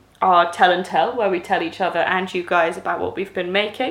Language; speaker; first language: English; native; English